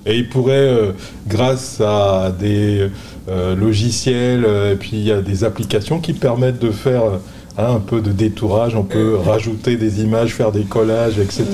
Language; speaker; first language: French; native; French